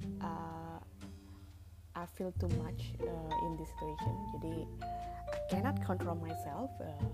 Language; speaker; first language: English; non-native, learner; Indonesian